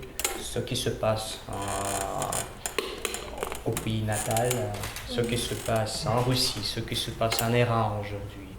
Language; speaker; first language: French; non-native, learner; Russian